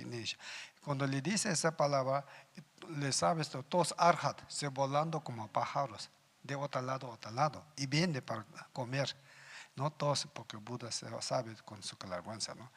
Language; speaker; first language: Spanish; non-native, learner; Tibetan